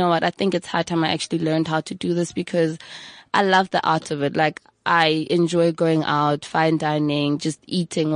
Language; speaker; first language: English; non-native, local second language; Tswana